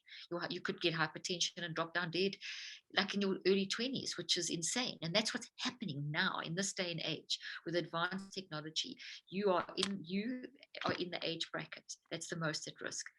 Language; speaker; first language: English; native; English